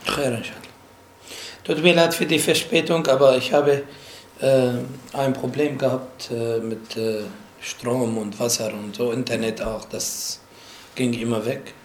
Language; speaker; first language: German; non-native, fluent; Arabic